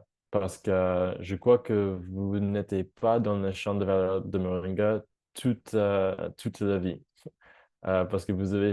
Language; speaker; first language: French; non-native, fluent; English